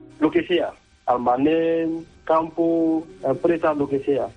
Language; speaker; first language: Spanish; non-native, learner; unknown